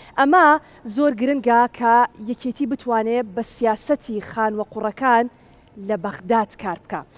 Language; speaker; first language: Central Kurdish; native; Central Kurdish